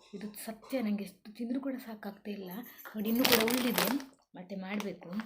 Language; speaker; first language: Kannada; non-native, local second language; Tulu